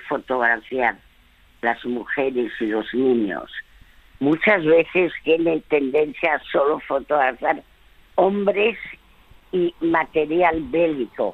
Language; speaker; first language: Spanish; early bilingual, other home language; French